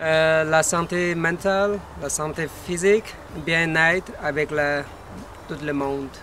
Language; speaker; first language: French; non-native, learner; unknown